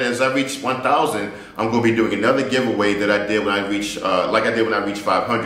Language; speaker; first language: English; native; English